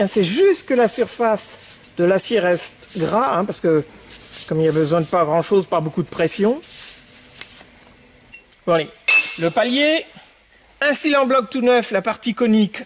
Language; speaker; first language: French; native; French